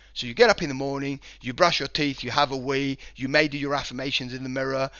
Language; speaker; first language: English; non-native, fluent; Spanish